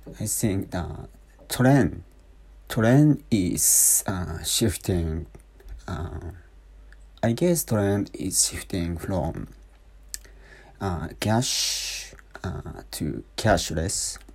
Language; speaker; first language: English; non-native, learner; Japanese